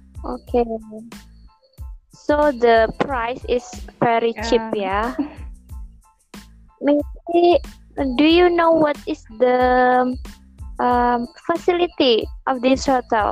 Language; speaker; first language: English; non-native, learner; Indonesian